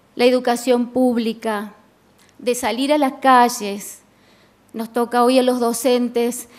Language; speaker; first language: Spanish; native; Spanish